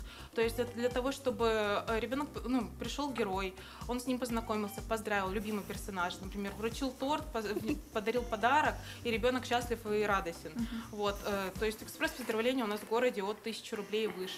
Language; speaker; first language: Russian; native; Russian